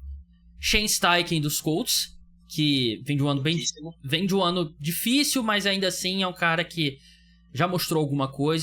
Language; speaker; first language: Portuguese; native; Portuguese